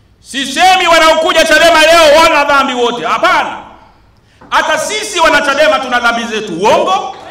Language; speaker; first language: Swahili; native; Swahili